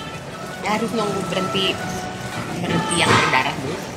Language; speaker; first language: Indonesian; native; Indonesian